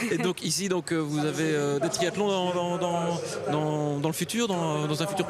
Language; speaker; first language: French; native; French